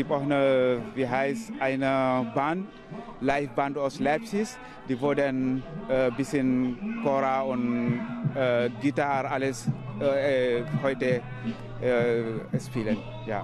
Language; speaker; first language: German; non-native, local second language; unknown